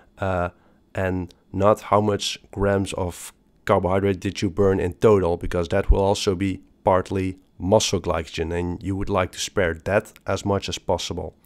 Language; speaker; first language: English; non-native, fluent; Dutch